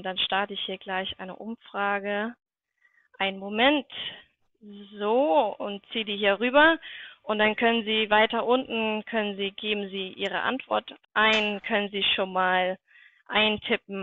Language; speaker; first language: German; native; German